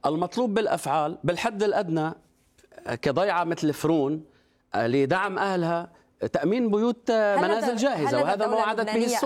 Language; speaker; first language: Arabic; native; Arabic